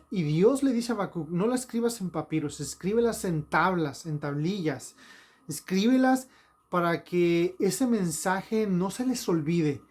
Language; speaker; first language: Spanish; native; Spanish